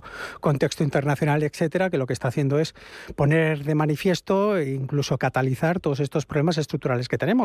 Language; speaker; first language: Spanish; native; Spanish